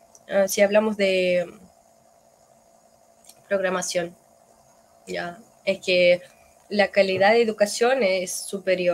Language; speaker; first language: Spanish; non-native, fluent; Russian